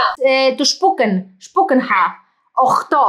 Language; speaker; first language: German; non-native, fluent; Greek